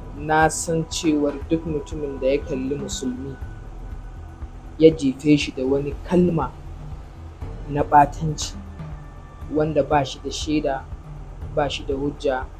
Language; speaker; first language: Hausa; native; Hausa